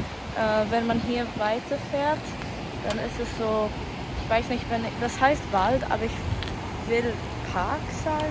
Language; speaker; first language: German; non-native, learner; Swedish